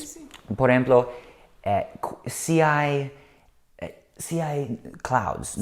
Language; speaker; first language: Spanish; non-native, learner; English